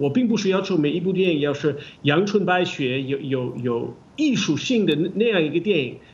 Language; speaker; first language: Chinese; non-native, fluent; English